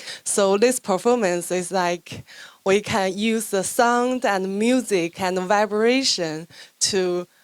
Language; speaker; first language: English; non-native, fluent; Chinese